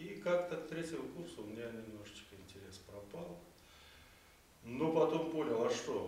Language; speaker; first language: Russian; native; Russian